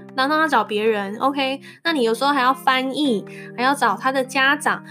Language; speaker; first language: Chinese; non-native, local second language; Min Nan Chinese